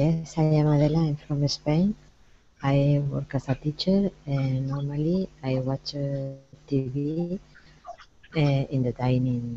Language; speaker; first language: English; non-native, learner; Spanish